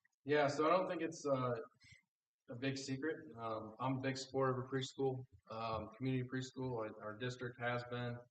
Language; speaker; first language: English; native; English